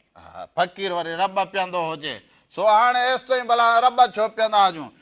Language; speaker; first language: Sindhi; native; Sindhi